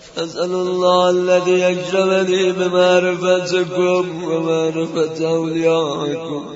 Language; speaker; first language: Arabic; non-native, fluent; Persian